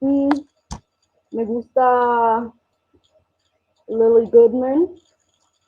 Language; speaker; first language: Spanish; non-native, fluent; English